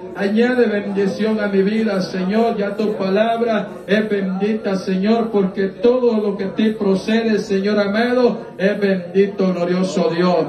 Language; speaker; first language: Spanish; native; Spanish